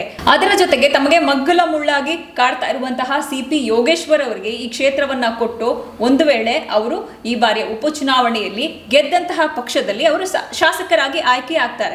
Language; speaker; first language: Kannada; native; Kannada